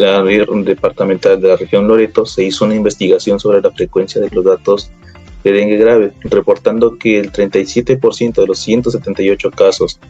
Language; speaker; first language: Spanish; native; Spanish